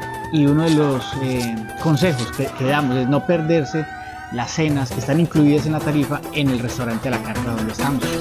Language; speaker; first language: Spanish; native; Spanish